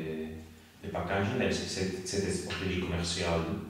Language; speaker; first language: French; non-native, learner; Spanish